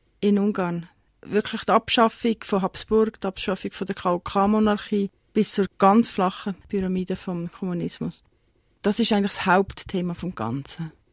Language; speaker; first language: German; native; German